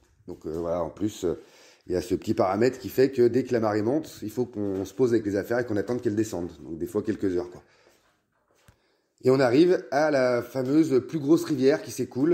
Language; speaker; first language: French; native; French